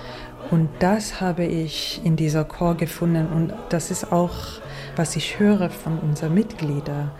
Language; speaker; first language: German; non-native, fluent; English